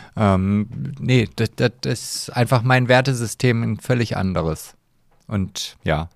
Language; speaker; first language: German; early bilingual, other home language; Polish